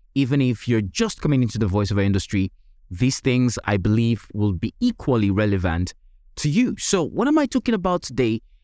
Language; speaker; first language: English; non-native, local second language; Yoruba